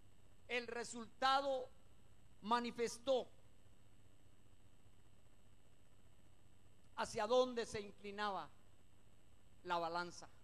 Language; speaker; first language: Spanish; native; Spanish